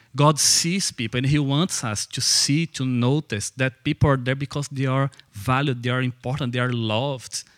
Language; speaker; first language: English; non-native, fluent; Portuguese